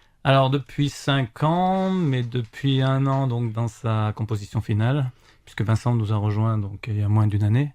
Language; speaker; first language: French; native; French